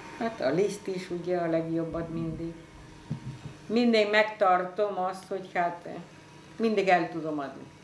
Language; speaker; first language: Hungarian; early bilingual, heritage; Hungarian